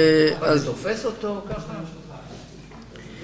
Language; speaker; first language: Hebrew; non-native, fluent; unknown